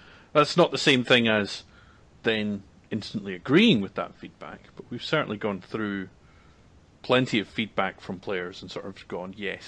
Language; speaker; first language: English; native; English